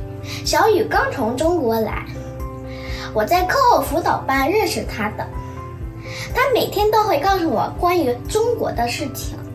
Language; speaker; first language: Chinese; early bilingual, heritage; Chinese